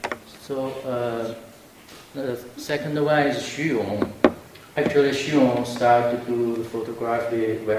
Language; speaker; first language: English; non-native, fluent; Chinese